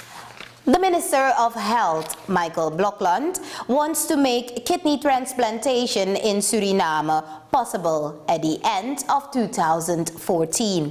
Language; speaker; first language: English; non-native, fluent; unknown